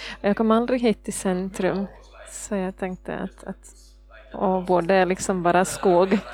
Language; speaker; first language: Swedish; non-native, fluent; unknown